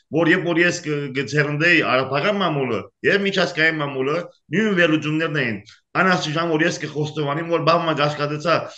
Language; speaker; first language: Armenian; early bilingual, heritage; Armenian